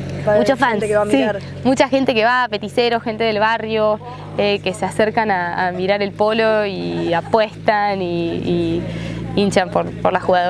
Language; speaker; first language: Spanish; native; Spanish